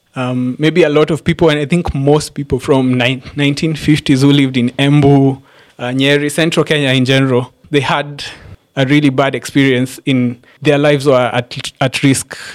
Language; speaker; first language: English; non-native, local second language; Embu